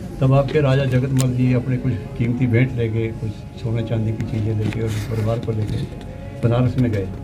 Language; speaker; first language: Hindi; non-native, local second language; Punjabi